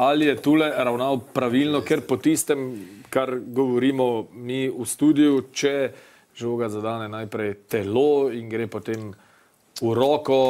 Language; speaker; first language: Slovenian; native; Slovenian